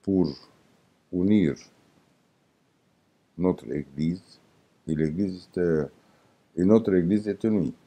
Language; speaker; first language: French; non-native, learner; Arabic